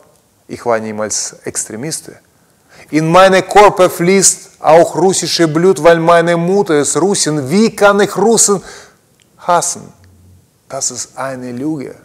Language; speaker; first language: German; non-native, learner; Russian